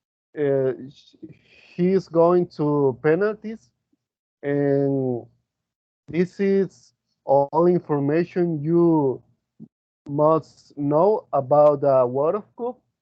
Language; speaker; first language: English; non-native, learner; Spanish